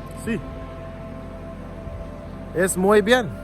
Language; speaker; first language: Spanish; non-native, learner; English